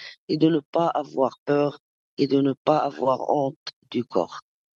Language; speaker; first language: French; non-native, local second language; Arabic